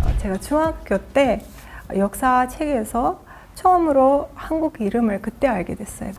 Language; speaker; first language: Korean; non-native, fluent; Azerbaijani